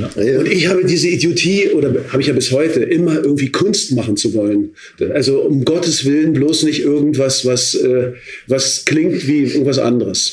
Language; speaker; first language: German; native; German